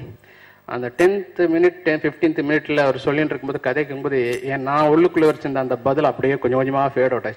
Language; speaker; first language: Tamil; native; Tamil